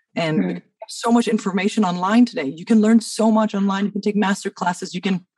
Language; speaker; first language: English; early bilingual, other home language; Danish